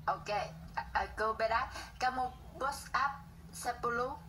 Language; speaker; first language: Indonesian; non-native, learner; Vietnamese